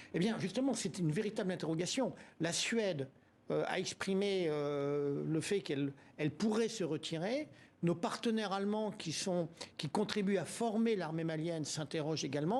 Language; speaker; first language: French; native; French